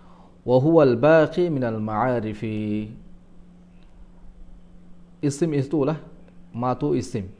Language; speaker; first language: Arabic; non-native, fluent; Malay